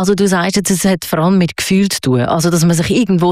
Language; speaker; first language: German; native; German